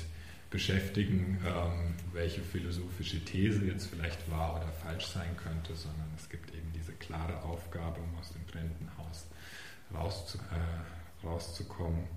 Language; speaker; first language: German; native; German